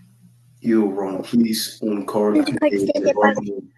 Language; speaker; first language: French; non-native, learner; English